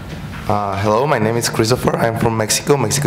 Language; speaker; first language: English; non-native, fluent; Spanish